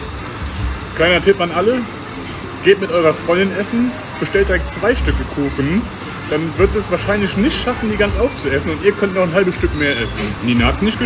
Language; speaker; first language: German; native; German